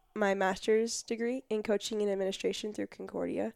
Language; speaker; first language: English; native; English